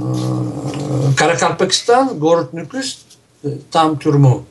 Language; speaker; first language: Russian; non-native, local second language; Uzbek